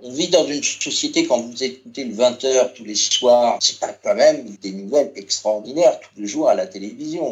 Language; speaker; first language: French; native; French